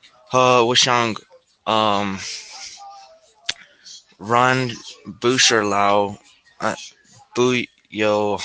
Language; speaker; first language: Chinese; non-native, learner; English